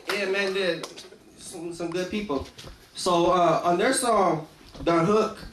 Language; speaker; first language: English; native; English